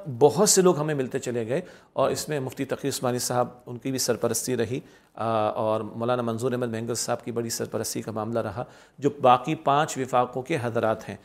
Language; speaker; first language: Urdu; native; Urdu